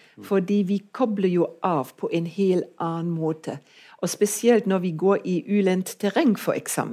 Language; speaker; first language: Norwegian; non-native, fluent; German